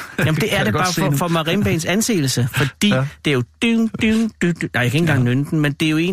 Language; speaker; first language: Danish; native; Danish